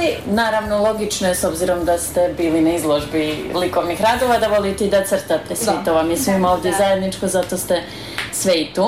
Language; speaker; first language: Croatian; native; Croatian